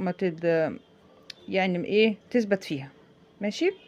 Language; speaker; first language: Arabic; native; Arabic